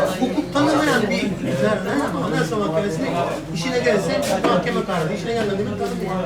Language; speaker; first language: Turkish; native; Turkish